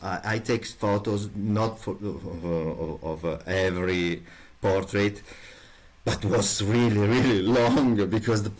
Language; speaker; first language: English; non-native, learner; Italian